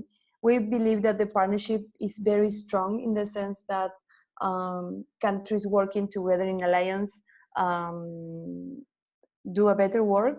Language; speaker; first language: English; non-native, fluent; Spanish